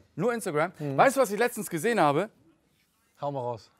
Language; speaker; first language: German; early bilingual, other home language; Turkish